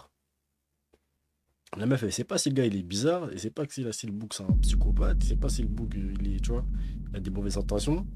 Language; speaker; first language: French; native; French